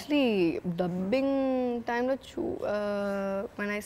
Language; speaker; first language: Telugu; non-native, fluent; Malayalam